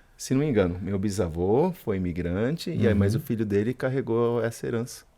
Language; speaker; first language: Portuguese; early bilingual, other home language; Spanish